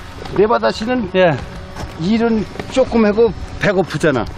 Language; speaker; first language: Korean; native; Korean